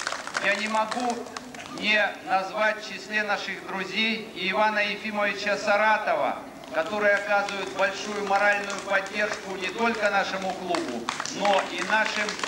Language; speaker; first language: Russian; native; Russian